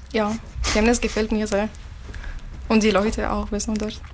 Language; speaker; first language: German; non-native, learner; Arabic